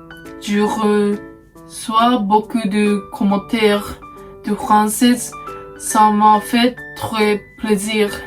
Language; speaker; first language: French; non-native, learner; Japanese